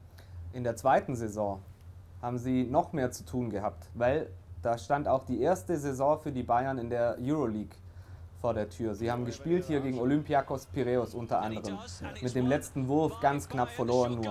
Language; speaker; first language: German; native; German